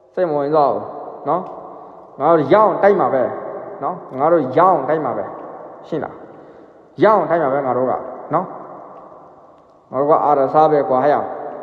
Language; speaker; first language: Burmese; non-native, local second language; Rohingya